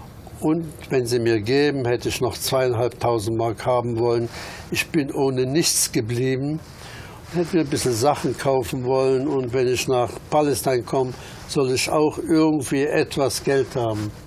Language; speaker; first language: German; early bilingual, other home language; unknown